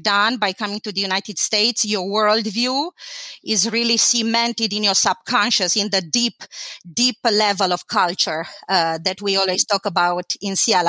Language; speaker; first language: English; non-native, fluent; Romanian